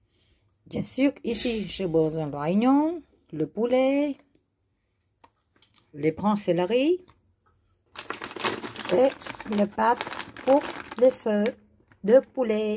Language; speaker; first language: French; non-native, learner; Vietnamese